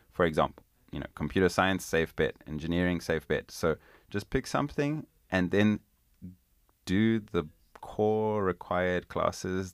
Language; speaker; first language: English; non-native, local second language; Italian